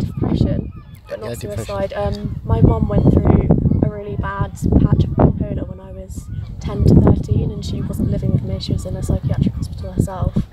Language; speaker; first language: English; native; English